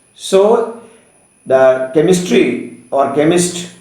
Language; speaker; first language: English; non-native, local second language; Malayalam